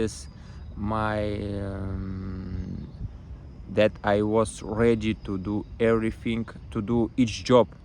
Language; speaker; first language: English; non-native, learner; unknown